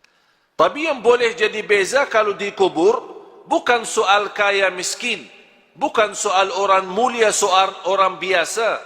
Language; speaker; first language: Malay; non-native, fluent; Arabic